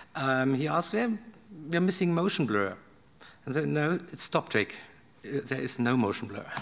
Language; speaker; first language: English; non-native, learner; German